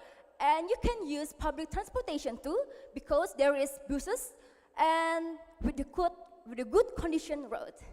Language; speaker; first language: English; non-native, learner; Indonesian